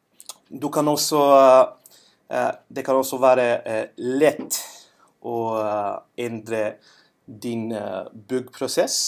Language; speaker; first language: Norwegian; non-native, learner; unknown